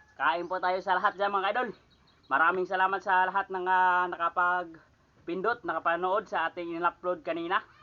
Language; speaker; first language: Filipino; non-native, local second language; Cebuano